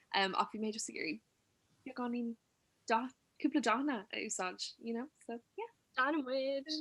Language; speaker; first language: Irish; non-native, local second language; English